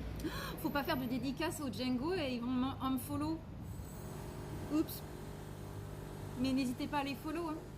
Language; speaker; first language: French; native; French